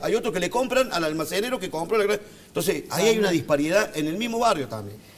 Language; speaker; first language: Spanish; native; Spanish